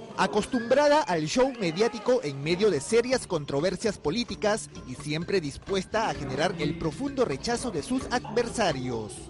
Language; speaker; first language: Spanish; native; Spanish